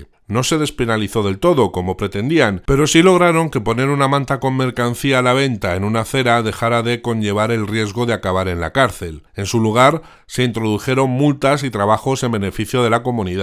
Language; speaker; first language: Spanish; native; Spanish